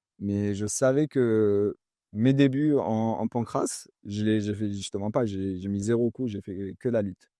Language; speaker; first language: French; early bilingual, other home language; Chechen